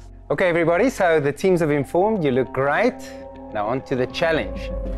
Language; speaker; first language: English; non-native, local second language; Afrikaans